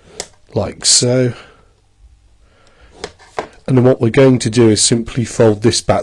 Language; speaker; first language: English; native; English